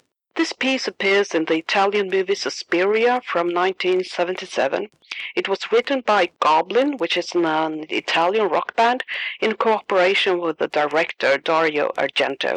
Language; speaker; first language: English; non-native, fluent; Swedish